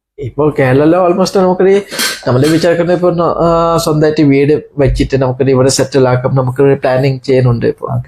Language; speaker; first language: Malayalam; non-native, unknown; Assamese